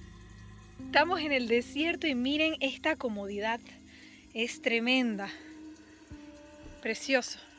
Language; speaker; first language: Spanish; native; Spanish